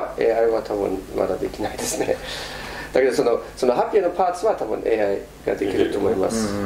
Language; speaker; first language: Japanese; non-native, fluent; German